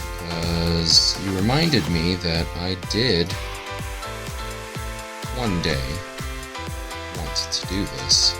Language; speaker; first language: English; native; English